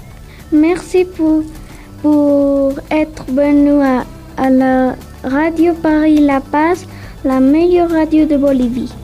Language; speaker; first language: French; non-native, learner; Spanish